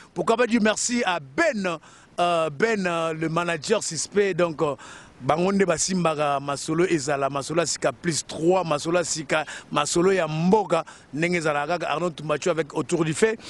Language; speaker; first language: French; non-native, local second language; Lingala